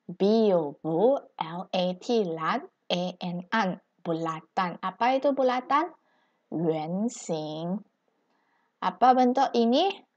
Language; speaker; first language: Malay; non-native, local second language; Chinese